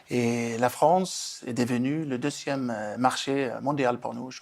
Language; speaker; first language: French; non-native, fluent; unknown